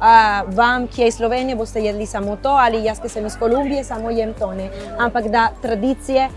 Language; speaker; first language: Slovenian; non-native, fluent; Spanish